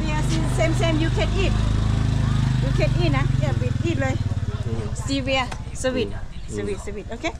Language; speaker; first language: English; non-native, learner; Thai